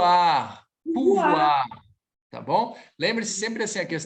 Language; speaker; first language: Portuguese; native; Portuguese